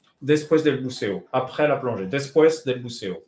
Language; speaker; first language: Spanish; non-native, learner; French